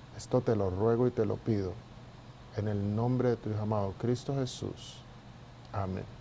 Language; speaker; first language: Spanish; native; Spanish